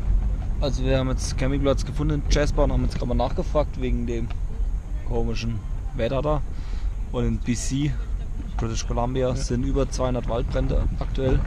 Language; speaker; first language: German; native; German